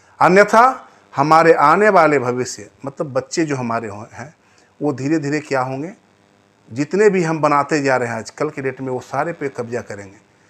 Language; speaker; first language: Hindi; native; Hindi